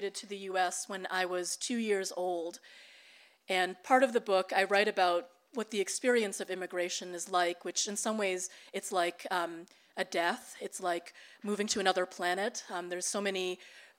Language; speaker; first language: English; early bilingual, other home language; Filipino